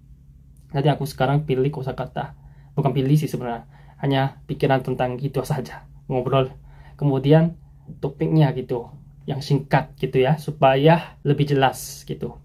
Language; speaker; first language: Indonesian; non-native, fluent; Korean